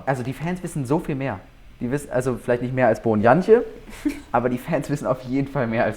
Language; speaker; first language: German; native; German